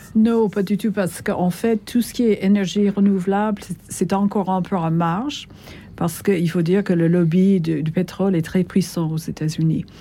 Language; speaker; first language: French; non-native, fluent; English